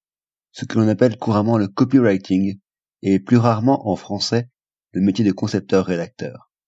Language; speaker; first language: French; native; French